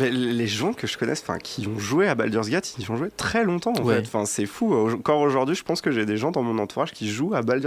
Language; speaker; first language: French; native; French